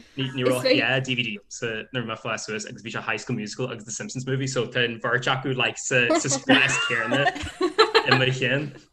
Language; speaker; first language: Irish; non-native, local second language; English